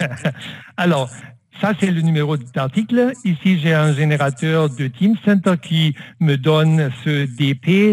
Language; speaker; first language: French; non-native, fluent; German